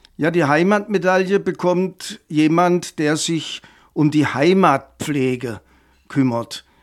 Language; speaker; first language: German; native; German